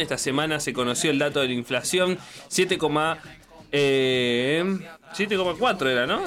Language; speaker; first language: Spanish; native; Spanish